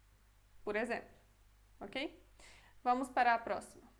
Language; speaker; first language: Portuguese; non-native, fluent; Polish